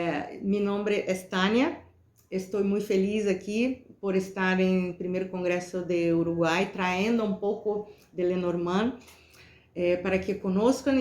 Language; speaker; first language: Spanish; non-native, fluent; Portuguese